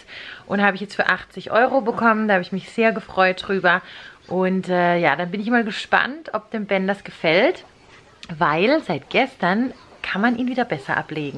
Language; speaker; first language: German; native; German